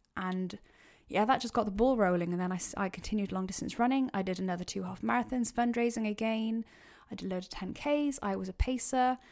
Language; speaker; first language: English; native; English